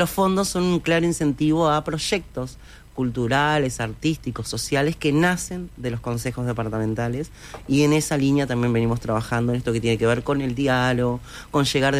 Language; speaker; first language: Spanish; native; Spanish